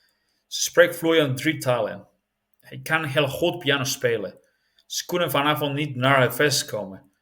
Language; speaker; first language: Dutch; non-native, learner; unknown